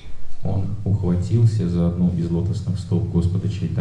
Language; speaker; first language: Russian; native; Russian